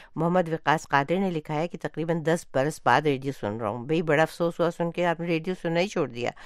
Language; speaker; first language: Urdu; native; Urdu